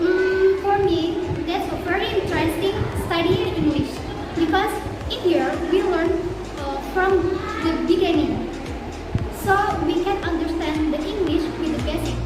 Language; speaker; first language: English; non-native, learner; Indonesian